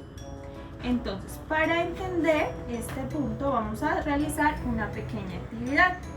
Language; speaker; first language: Spanish; native; Spanish